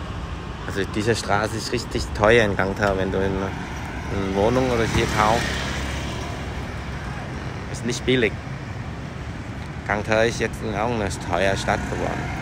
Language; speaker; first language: German; non-native, learner; Vietnamese